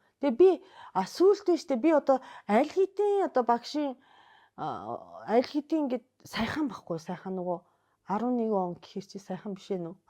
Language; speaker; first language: Mongolian; non-native, fluent; Japanese